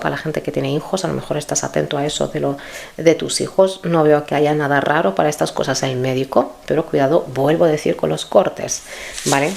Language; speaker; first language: Spanish; native; Spanish